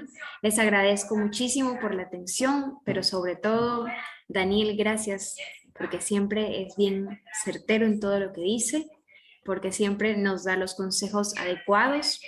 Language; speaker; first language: Spanish; native; Spanish